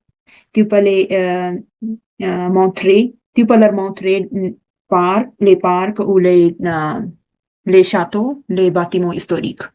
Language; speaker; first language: French; non-native, learner; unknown